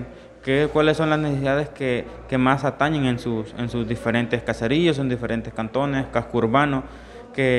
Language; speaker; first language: Spanish; native; Spanish